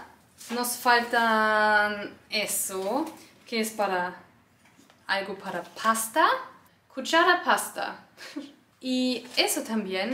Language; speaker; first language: Spanish; non-native, learner; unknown